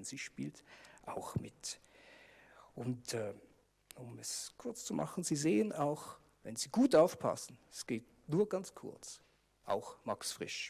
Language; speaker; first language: German; native; German